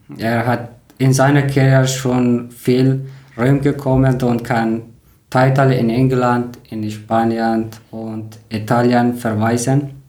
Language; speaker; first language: German; non-native, learner; Persian